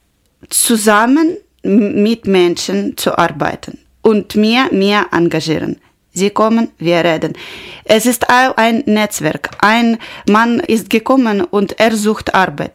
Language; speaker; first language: German; non-native, learner; Ukrainian